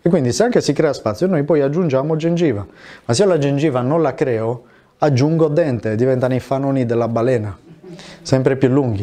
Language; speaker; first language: Italian; native; Italian